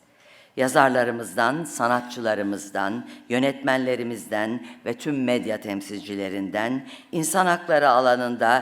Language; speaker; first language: Turkish; native; Turkish